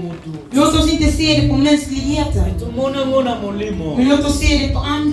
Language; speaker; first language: Swedish; non-native, learner; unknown